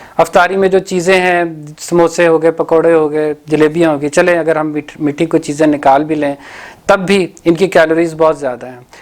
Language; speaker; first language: Urdu; non-native, local second language; Punjabi